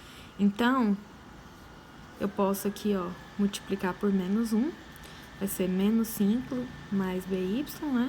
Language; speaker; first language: Portuguese; native; Portuguese